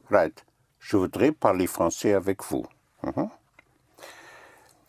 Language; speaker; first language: French; non-native, fluent; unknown